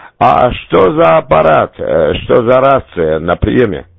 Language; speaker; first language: Russian; native; Russian